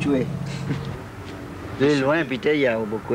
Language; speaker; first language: French; non-native, local second language; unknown